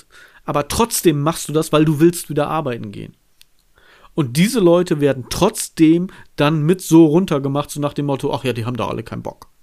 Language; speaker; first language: German; native; German